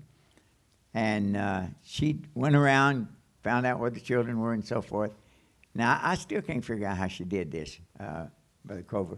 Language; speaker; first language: English; native; English